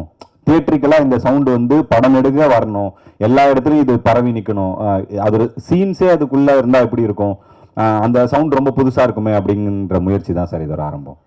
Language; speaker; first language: Tamil; native; Tamil